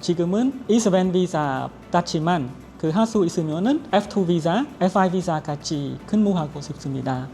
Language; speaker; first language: Korean; non-native, learner; Khmer